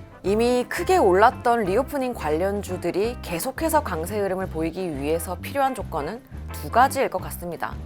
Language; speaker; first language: Korean; native; Korean